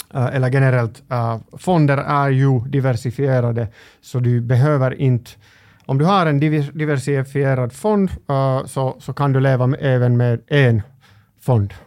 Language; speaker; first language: Swedish; non-native, local second language; Finnish